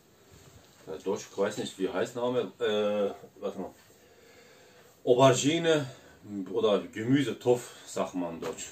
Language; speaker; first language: German; non-native, learner; Turkish